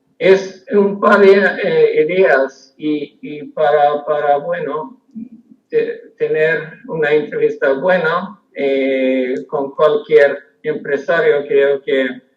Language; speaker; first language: Spanish; non-native, fluent; Swedish